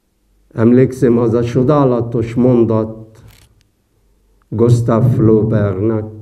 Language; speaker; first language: Hungarian; non-native, fluent; Arabic